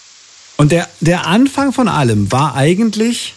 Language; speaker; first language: German; native; German